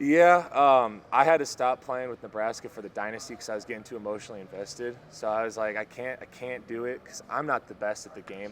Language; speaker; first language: English; native; English